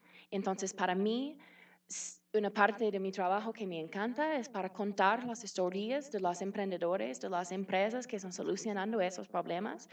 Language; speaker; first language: Spanish; non-native, fluent; English